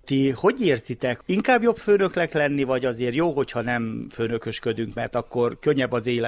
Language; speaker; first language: Hungarian; native; Hungarian